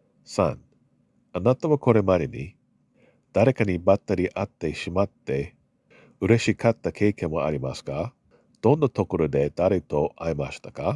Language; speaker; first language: Japanese; non-native, learner; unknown